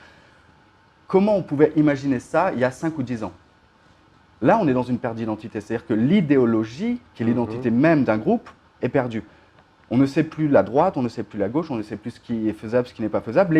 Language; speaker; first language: French; native; French